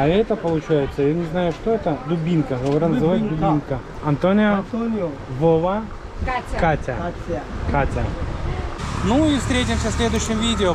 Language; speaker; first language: Russian; native; Russian